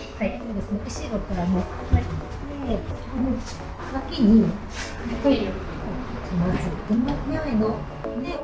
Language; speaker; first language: Japanese; native; Japanese